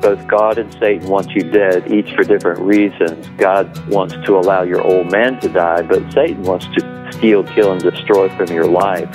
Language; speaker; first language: English; native; English